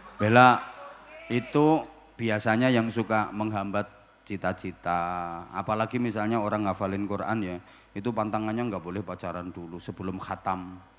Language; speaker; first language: Indonesian; non-native, local second language; Javanese